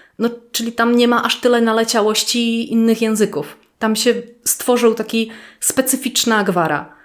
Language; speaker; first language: Polish; native; Polish